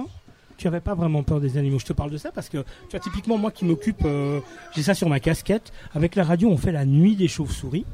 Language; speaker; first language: French; native; French